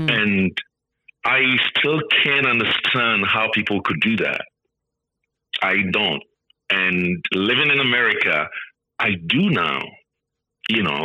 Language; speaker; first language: English; non-native, local second language; Akan